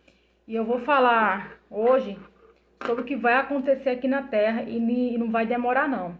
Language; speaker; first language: Portuguese; native; Portuguese